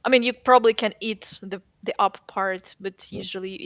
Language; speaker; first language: English; non-native, fluent; Ukrainian